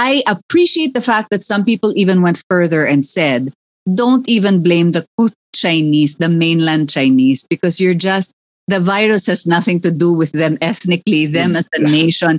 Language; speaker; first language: English; native; English